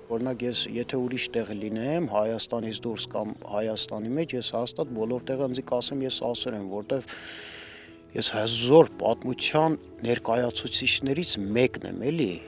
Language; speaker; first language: Armenian; non-native, local second language; Assyrian Neo-Aramaic